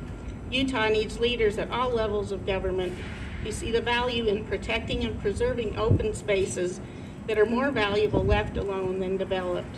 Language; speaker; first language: English; native; English